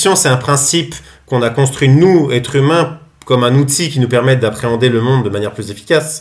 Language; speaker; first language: French; native; French